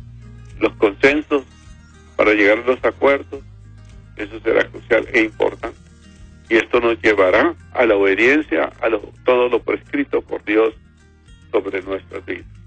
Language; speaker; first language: Spanish; native; Spanish